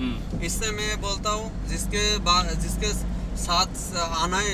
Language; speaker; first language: Hindi; non-native, fluent; Bangla